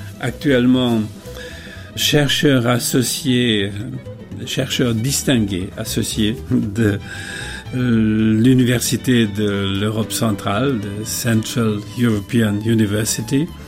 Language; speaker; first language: French; non-native, fluent; Hungarian